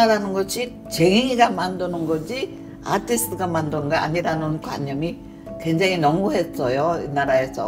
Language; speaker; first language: Korean; early bilingual, heritage; Korean